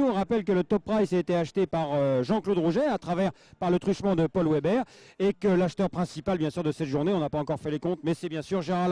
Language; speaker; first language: French; native; French